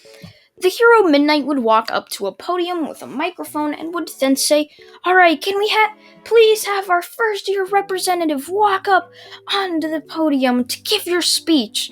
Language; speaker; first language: English; native; English